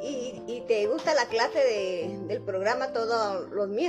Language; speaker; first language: Spanish; native; Spanish